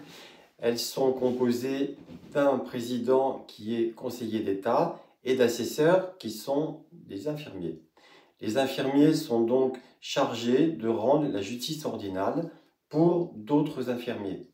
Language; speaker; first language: French; native; French